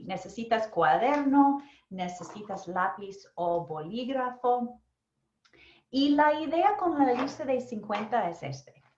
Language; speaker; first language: Spanish; non-native, fluent; English